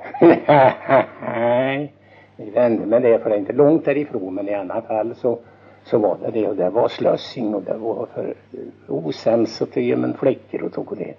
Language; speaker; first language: Swedish; native; Swedish